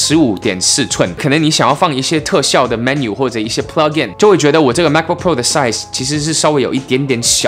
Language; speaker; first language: Chinese; early bilingual, heritage; English